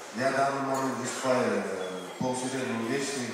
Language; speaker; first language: Russian; non-native, local second language; Kazakh